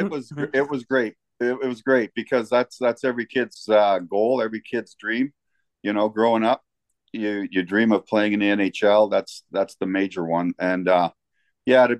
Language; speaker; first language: English; native; English